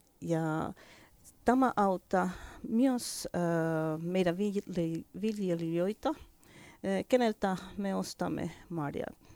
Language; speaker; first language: Finnish; non-native, learner; Spanish